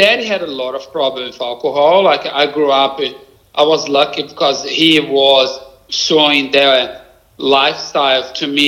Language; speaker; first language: English; non-native, fluent; Portuguese